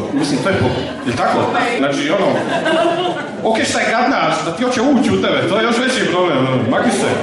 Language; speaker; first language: Croatian; native; Croatian